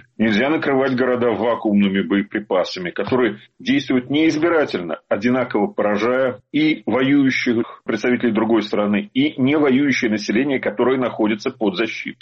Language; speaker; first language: Russian; native; Russian